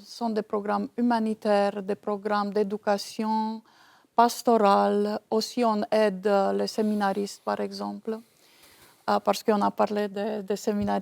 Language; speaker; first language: French; non-native, fluent; Romanian